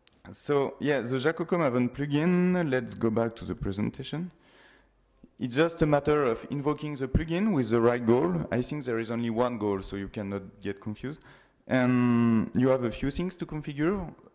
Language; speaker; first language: English; non-native, fluent; French